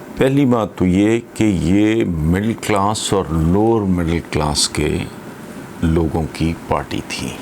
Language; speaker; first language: Urdu; non-native, local second language; Punjabi